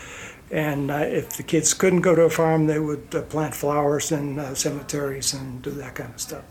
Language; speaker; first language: English; non-native, fluent; Icelandic